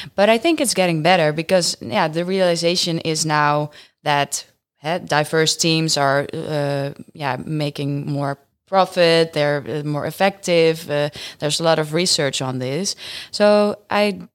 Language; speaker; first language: English; non-native, fluent; Dutch